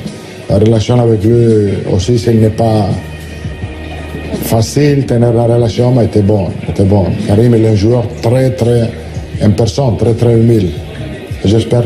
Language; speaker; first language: French; non-native, learner; Italian